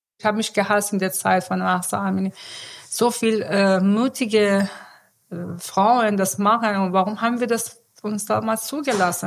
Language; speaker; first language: German; non-native, fluent; Persian